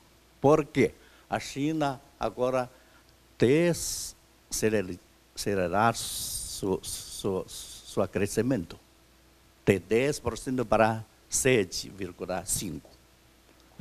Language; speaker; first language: Portuguese; non-native, fluent; Chinese